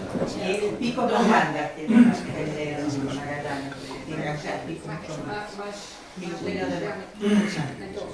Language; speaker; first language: Spanish; native; Spanish